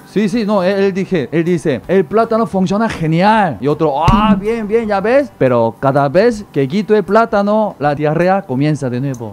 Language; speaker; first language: Spanish; non-native, fluent; Korean